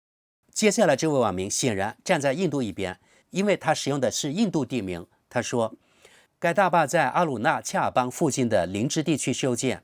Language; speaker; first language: Chinese; native; Chinese